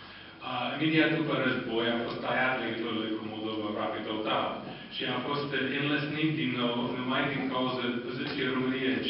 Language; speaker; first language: Romanian; non-native, fluent; English